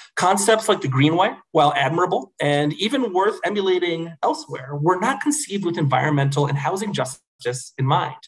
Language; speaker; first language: English; native; English